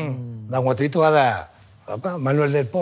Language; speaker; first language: Indonesian; non-native, fluent; Spanish